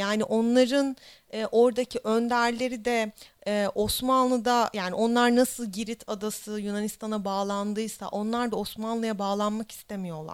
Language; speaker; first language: Turkish; native; Turkish